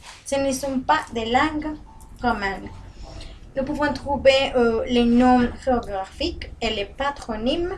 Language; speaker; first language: French; non-native, learner; Spanish